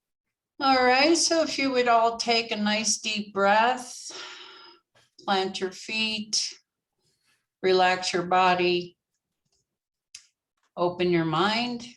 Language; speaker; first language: English; native; English